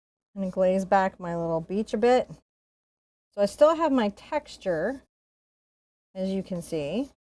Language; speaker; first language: English; native; English